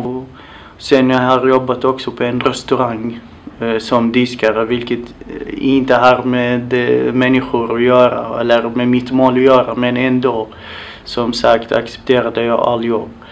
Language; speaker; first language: Swedish; non-native, fluent; Arabic